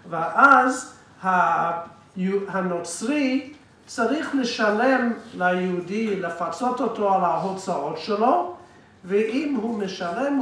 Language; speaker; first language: Hebrew; non-native, fluent; English